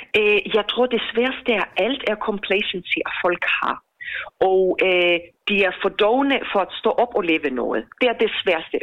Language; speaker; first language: Danish; non-native, fluent; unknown